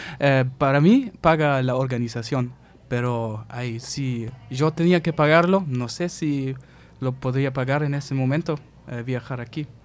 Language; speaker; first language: Spanish; non-native, learner; German